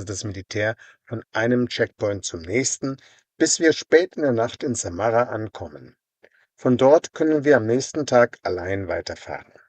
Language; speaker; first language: German; native; German